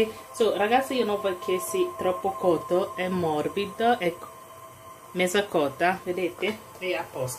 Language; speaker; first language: Italian; non-native, learner; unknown